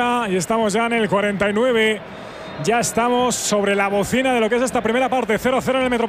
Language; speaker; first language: Spanish; native; Spanish